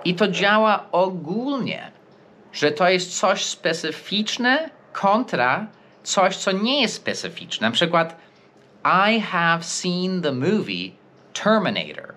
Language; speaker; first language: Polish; non-native, fluent; English